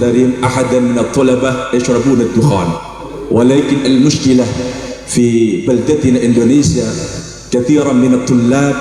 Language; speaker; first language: Arabic; non-native, fluent; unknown